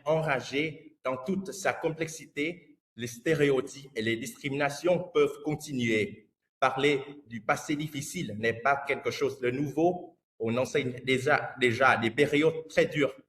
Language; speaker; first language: French; non-native, fluent; Vietnamese